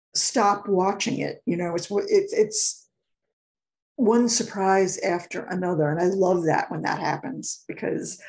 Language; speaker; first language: English; native; English